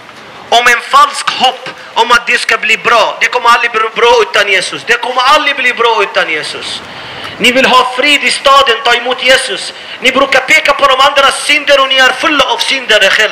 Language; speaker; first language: Swedish; non-native, fluent; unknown